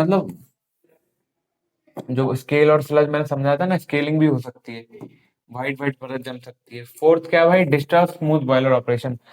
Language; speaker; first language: Hindi; native; Hindi